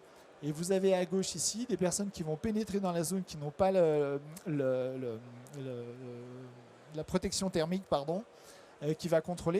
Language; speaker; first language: French; native; French